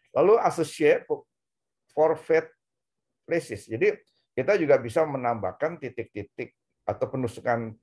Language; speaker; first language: Indonesian; native; Indonesian